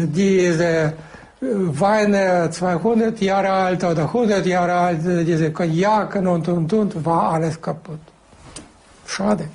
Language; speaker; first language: German; non-native, fluent; Russian